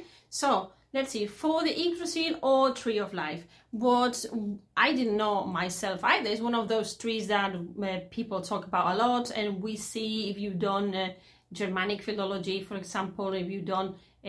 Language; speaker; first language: English; non-native, fluent; Spanish